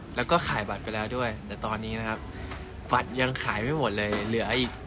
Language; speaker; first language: Thai; native; Thai